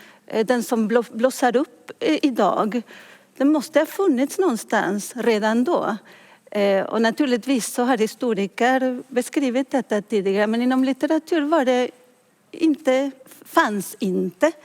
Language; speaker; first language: Swedish; non-native, fluent; Spanish